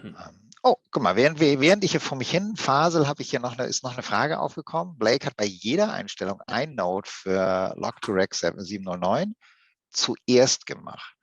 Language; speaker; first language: German; native; German